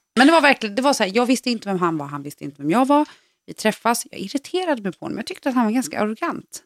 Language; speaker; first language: Swedish; native; Swedish